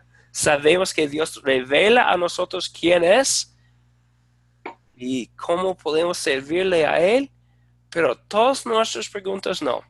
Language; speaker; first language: Spanish; non-native, fluent; English